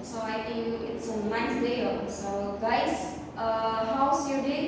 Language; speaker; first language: English; non-native, learner; Indonesian